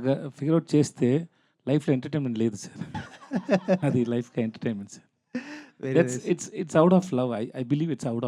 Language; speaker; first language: Telugu; non-native, learner; Tamil